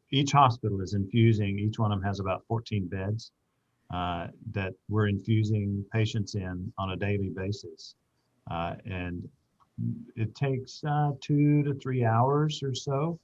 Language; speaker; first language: English; native; English